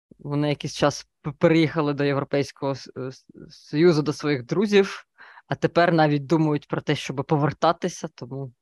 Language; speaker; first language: Ukrainian; native; Ukrainian